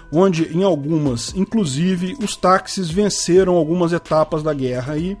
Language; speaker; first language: Portuguese; native; Portuguese